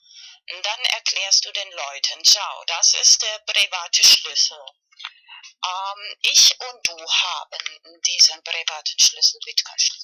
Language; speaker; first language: German; non-native, fluent; Spanish